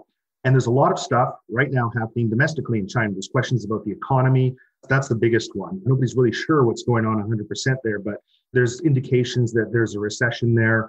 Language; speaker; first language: English; native; English